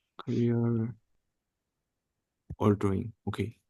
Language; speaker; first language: English; non-native, learner; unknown